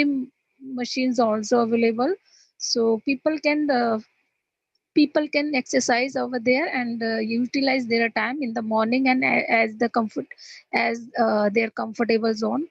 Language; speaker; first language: English; non-native, learner; Hindi